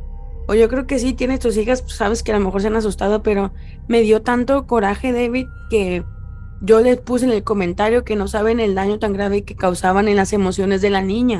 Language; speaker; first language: Spanish; native; Spanish